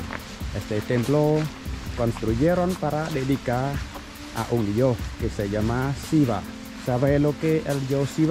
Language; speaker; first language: Spanish; non-native, learner; Khmer